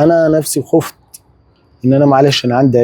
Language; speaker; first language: Arabic; native; Arabic